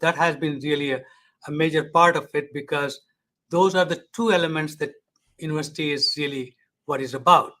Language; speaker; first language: English; non-native, fluent; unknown